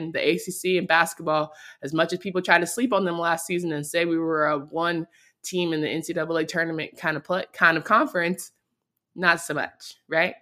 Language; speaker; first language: English; native; English